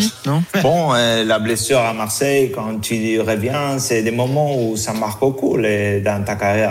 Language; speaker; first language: French; non-native, fluent; Spanish